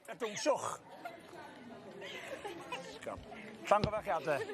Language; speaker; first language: Welsh; native; Welsh